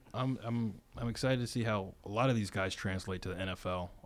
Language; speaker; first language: English; native; English